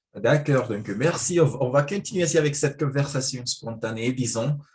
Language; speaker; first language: French; non-native, fluent; Spanish